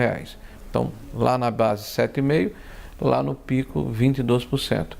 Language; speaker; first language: Portuguese; native; Portuguese